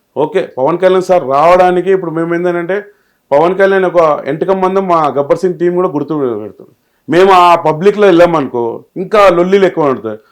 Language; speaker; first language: Telugu; native; Telugu